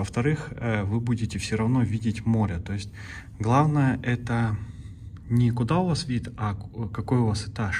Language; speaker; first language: Russian; native; Russian